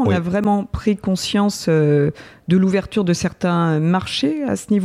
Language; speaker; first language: French; native; French